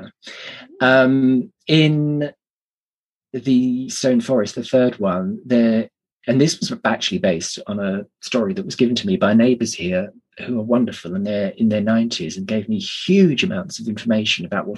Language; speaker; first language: English; native; English